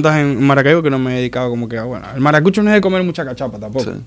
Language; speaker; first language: Spanish; native; Spanish